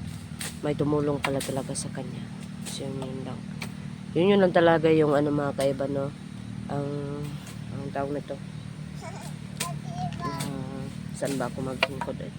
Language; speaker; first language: Filipino; non-native, local second language; Cebuano